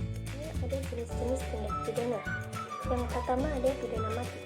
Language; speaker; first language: Indonesian; native; Indonesian